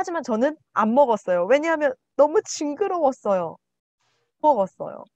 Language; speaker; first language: Korean; non-native, learner; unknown